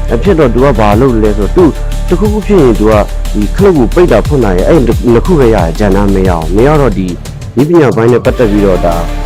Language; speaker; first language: Burmese; non-native, local second language; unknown